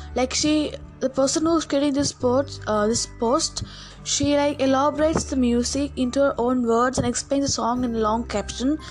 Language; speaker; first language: English; non-native, local second language; Tamil